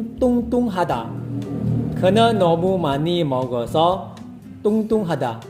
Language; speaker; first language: Korean; non-native, fluent; Indonesian